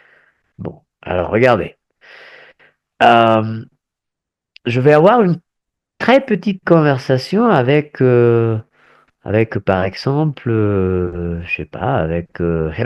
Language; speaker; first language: French; non-native, fluent; Spanish